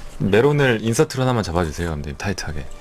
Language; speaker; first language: Korean; native; Korean